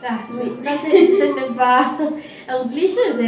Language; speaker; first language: French; non-native, learner; Spanish